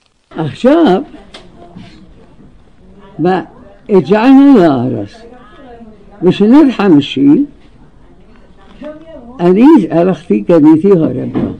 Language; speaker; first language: Hebrew; non-native, learner; Arabic